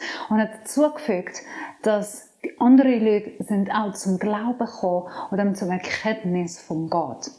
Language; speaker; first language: German; non-native, fluent; Persian